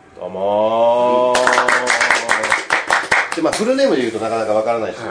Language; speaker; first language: Japanese; native; Japanese